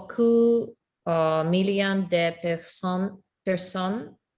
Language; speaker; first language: French; non-native, learner; Russian